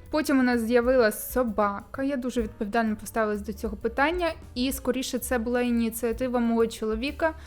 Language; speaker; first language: Ukrainian; non-native, local second language; Russian